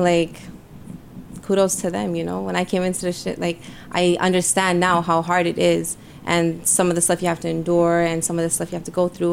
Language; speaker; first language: English; early bilingual, other home language; Spanish